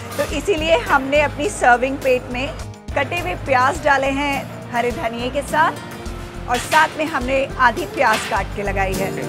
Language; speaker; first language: Hindi; native; Hindi